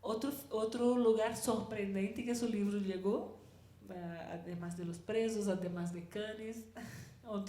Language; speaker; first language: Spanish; non-native, learner; Portuguese